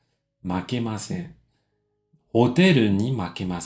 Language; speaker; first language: Japanese; non-native, fluent; French